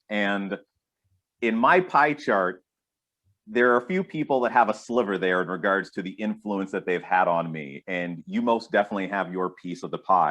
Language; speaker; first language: English; native; English